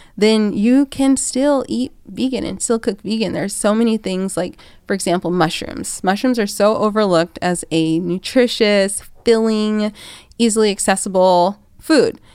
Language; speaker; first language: English; native; English